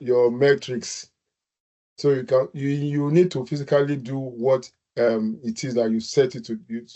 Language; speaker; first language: English; non-native, local second language; Yoruba